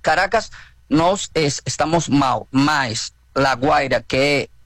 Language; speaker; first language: Portuguese; non-native, learner; Spanish